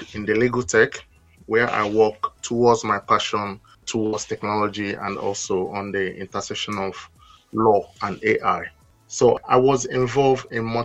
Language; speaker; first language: English; non-native, local second language; Igbo